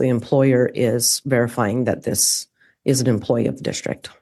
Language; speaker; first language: English; native; English